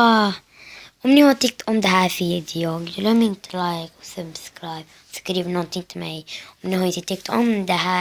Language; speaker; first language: Swedish; non-native, learner; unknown